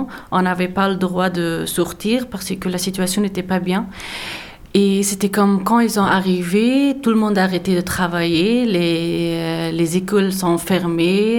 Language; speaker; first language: French; non-native, learner; Persian